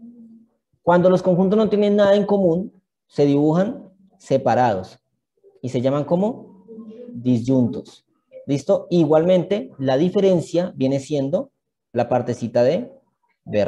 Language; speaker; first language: Spanish; native; Spanish